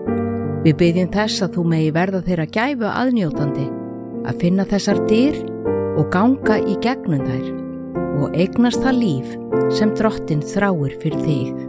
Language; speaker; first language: Icelandic; native; Icelandic